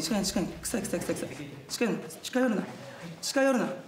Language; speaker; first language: Japanese; native; Japanese